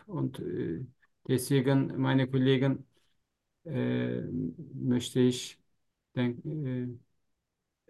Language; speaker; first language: German; non-native, learner; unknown